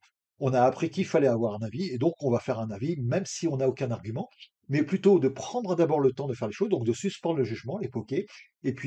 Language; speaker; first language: French; native; French